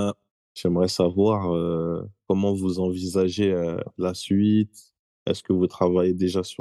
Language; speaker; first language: French; native; French